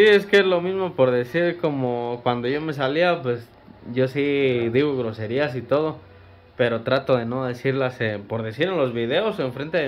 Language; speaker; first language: Spanish; native; Spanish